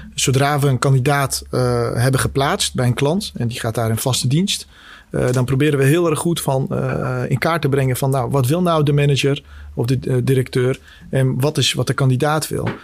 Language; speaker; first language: Dutch; early bilingual, other home language; Albanian